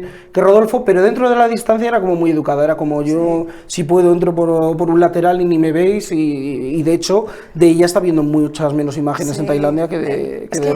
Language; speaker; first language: Spanish; native; Spanish